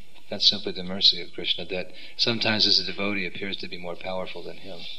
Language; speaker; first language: English; native; English